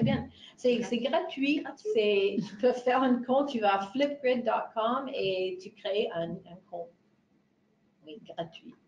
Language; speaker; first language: French; non-native, fluent; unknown